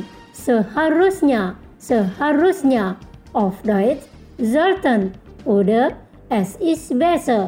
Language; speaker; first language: German; non-native, learner; Indonesian